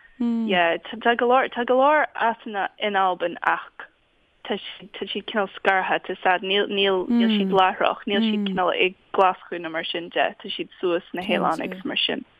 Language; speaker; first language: Irish; non-native, fluent; English